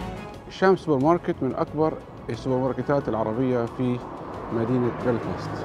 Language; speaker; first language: Arabic; native; Arabic